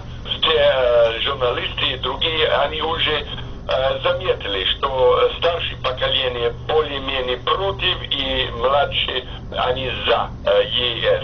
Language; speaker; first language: Russian; non-native, fluent; English